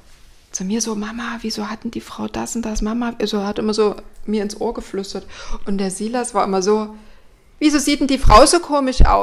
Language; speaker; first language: German; native; German